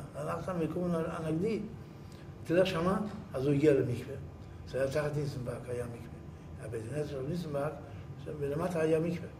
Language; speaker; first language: Hebrew; early bilingual, other home language; Yiddish